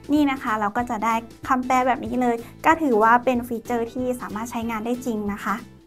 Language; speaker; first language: Thai; native; Thai